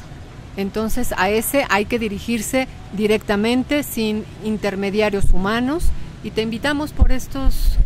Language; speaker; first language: Spanish; native; Spanish